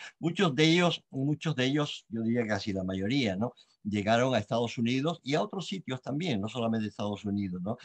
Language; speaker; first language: Spanish; native; Spanish